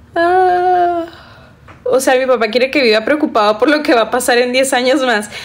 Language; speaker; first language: Spanish; native; Spanish